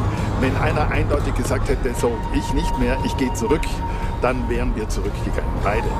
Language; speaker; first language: German; native; German